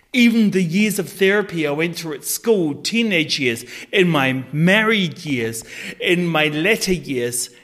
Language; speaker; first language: English; native; English